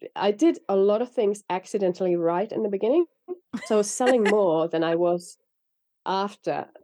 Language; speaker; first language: English; non-native, fluent; Finnish